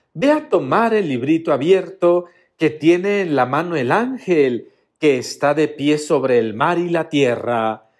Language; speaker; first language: Spanish; native; Spanish